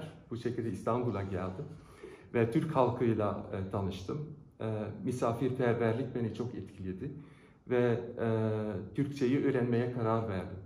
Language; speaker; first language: Turkish; non-native, fluent; Dutch